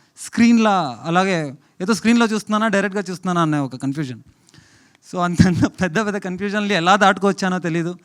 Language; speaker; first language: Telugu; non-native, fluent; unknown